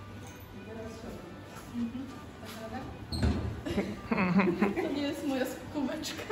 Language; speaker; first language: Polish; native; Polish